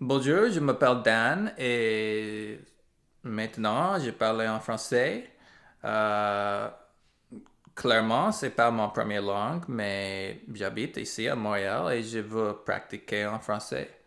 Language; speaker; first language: French; non-native, learner; English